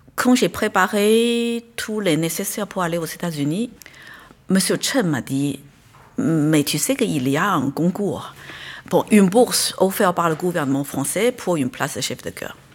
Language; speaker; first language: French; non-native, fluent; Chinese